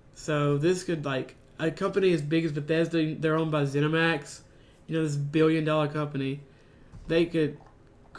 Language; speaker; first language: English; native; English